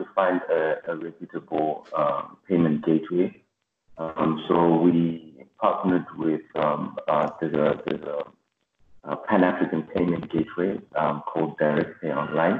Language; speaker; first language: English; non-native, local second language; Shona